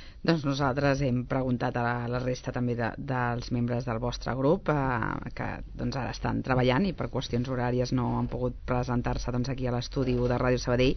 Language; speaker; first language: Catalan; native; Catalan